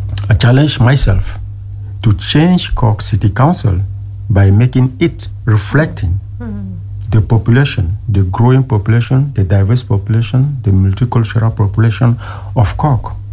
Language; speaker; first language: English; non-native, local second language; French